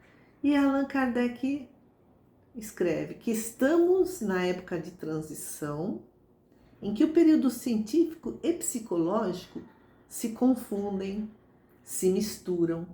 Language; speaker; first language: Portuguese; native; Portuguese